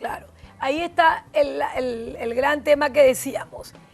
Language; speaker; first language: Spanish; native; Spanish